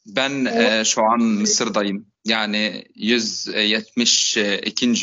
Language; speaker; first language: Turkish; non-native, fluent; Arabic